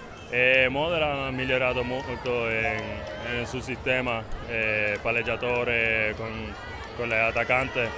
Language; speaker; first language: Italian; non-native, learner; Spanish